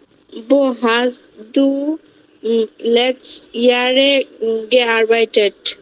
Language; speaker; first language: German; non-native, learner; Bangla